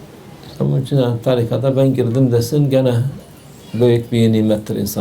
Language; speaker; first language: Turkish; native; Turkish